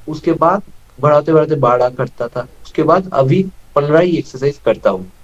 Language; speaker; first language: Hindi; non-native, local second language; Bangla